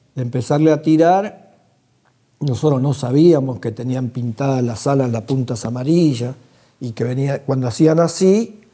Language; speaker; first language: Spanish; native; Spanish